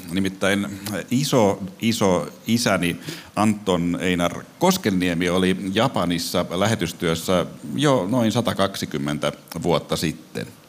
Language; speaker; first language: Finnish; native; Finnish